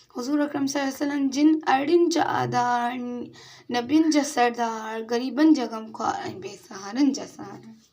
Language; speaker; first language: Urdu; non-native, local second language; Sindhi